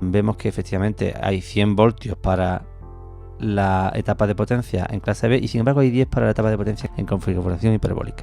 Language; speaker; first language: Spanish; native; Spanish